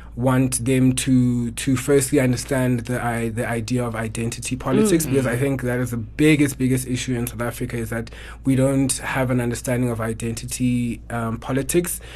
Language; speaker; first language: English; non-native, local second language; Xhosa